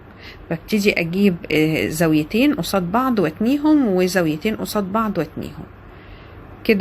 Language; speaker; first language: Arabic; native; Arabic